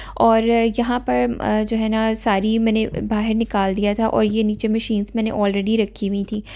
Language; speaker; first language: Urdu; native; Urdu